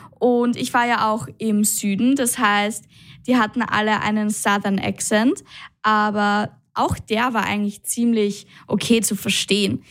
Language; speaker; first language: German; native; German